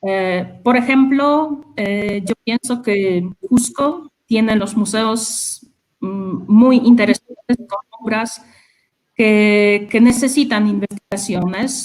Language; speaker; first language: Spanish; non-native, fluent; Polish